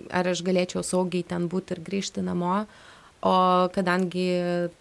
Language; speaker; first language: Lithuanian; non-native, fluent; Russian